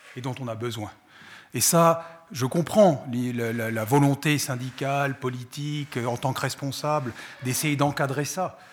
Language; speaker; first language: French; native; French